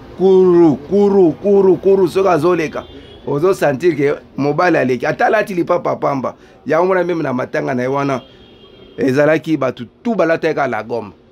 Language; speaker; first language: Lingala; native; Lingala